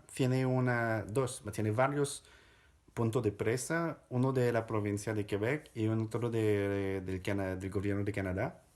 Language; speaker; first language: Spanish; non-native, fluent; French